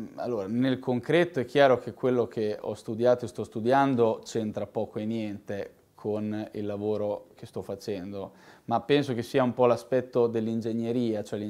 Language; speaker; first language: Italian; native; Italian